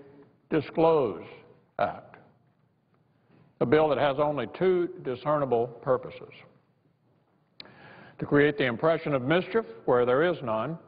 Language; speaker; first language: English; native; English